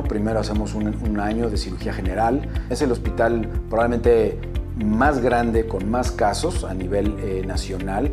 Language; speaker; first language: Spanish; native; Spanish